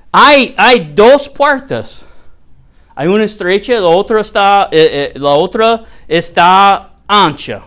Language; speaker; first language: Spanish; non-native, learner; English